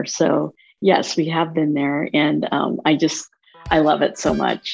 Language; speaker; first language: English; native; English